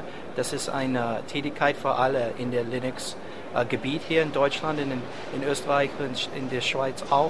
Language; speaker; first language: German; non-native, learner; English